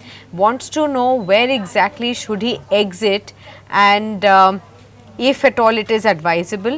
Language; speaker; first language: English; non-native, local second language; Hindi